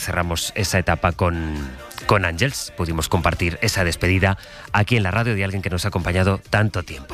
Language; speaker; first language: Spanish; native; Spanish